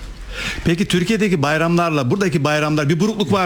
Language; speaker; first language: Turkish; native; Turkish